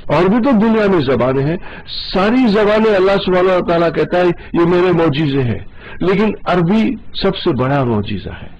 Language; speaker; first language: Urdu; non-native, local second language; Gujarati